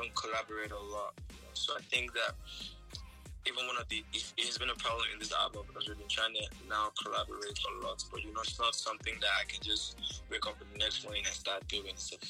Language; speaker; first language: English; non-native, local second language; Yoruba